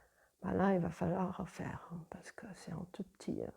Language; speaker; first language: French; non-native, fluent; Portuguese